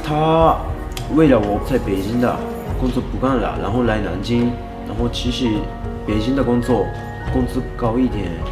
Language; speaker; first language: Chinese; non-native, learner; Japanese